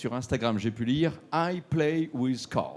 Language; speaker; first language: French; native; French